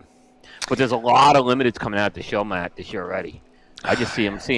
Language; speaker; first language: English; native; English